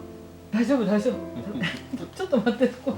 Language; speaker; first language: Japanese; native; Japanese